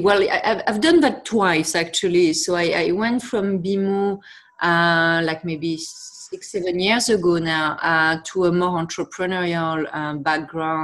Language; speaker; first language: English; non-native, fluent; French